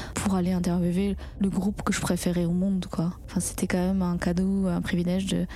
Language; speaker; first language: French; early bilingual, other home language; Chinese